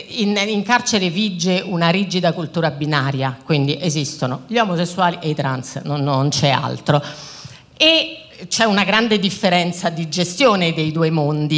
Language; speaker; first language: Italian; native; Italian